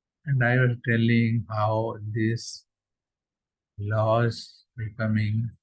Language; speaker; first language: English; non-native, local second language; Odia